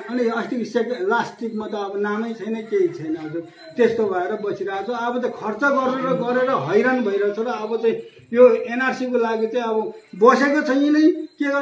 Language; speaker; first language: Nepali; native; Nepali